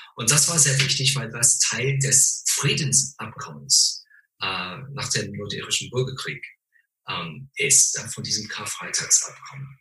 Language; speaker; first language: German; non-native, fluent; English